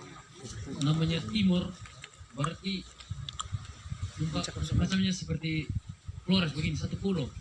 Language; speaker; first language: Indonesian; non-native, local second language; Tetum